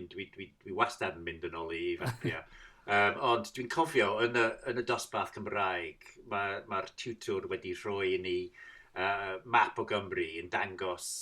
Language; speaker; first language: Welsh; non-native, fluent; English